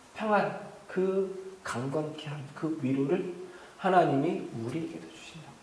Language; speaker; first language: Korean; native; Korean